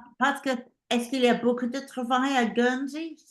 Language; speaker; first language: French; non-native, learner; English